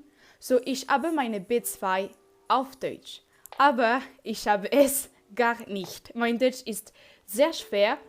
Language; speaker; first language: German; non-native, learner; French